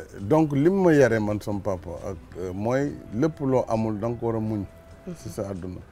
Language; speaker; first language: Wolof; non-native, local second language; Fula